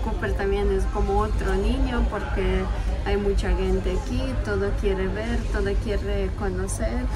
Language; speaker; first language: Spanish; non-native, fluent; Ukrainian